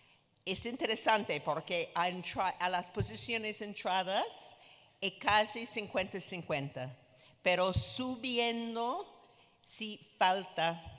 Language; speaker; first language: Spanish; non-native, fluent; English